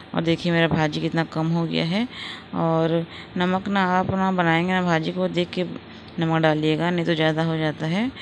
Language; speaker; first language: Hindi; non-native, local second language; Odia